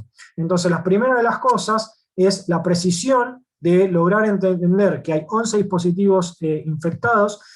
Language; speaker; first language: Spanish; native; Spanish